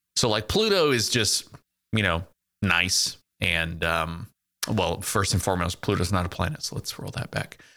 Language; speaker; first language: English; native; English